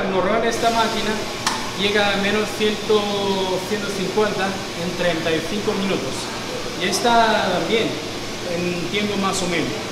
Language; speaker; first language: Spanish; non-native, fluent; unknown